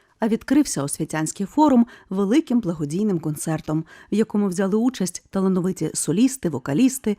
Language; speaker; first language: Ukrainian; native; Ukrainian